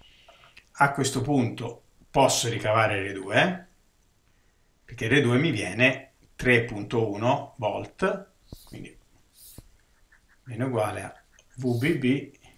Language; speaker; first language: Italian; native; Italian